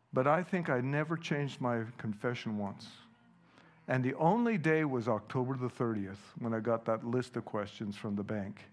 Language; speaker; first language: English; non-native, fluent; Dutch